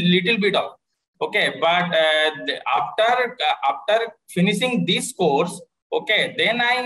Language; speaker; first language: English; non-native, local second language; Bangla